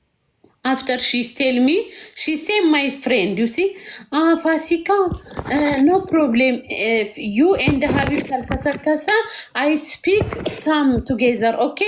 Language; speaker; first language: English; non-native, learner; Amharic